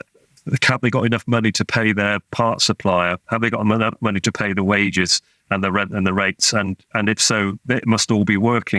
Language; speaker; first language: English; native; English